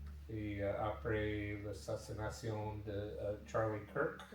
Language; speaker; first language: French; non-native, learner; English